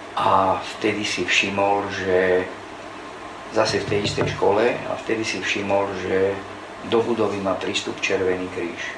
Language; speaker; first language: Slovak; native; Slovak